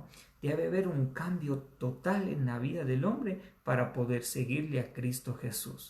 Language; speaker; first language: Spanish; native; Spanish